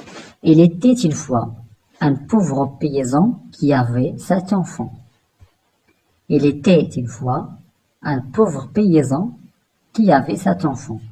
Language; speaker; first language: French; non-native, local second language; Arabic